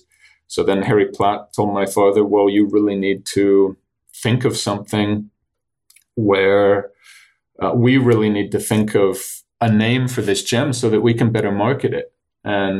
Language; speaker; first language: English; native; English